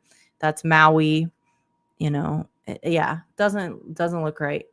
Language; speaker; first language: English; native; English